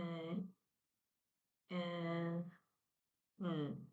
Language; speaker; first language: French; non-native, learner; Chinese